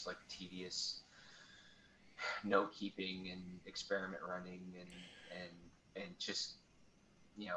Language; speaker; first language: English; native; English